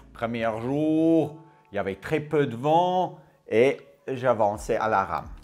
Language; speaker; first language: French; non-native, fluent; Afrikaans